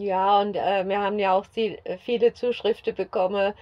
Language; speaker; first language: German; native; German